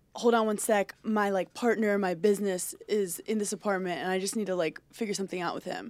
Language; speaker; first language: English; native; English